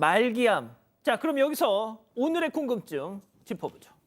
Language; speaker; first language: Korean; native; Korean